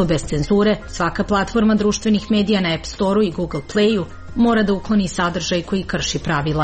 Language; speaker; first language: Serbian; native; Serbian